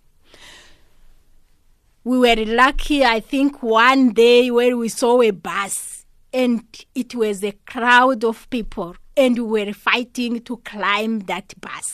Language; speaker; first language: English; non-native, local second language; Kinyarwanda